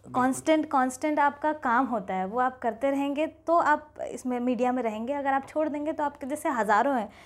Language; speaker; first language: Hindi; native; Hindi